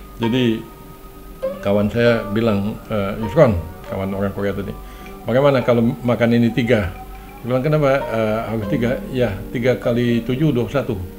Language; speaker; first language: Indonesian; native; Indonesian